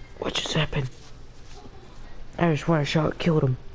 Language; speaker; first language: English; native; English